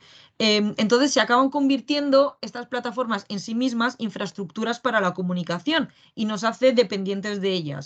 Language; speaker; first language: Spanish; native; Spanish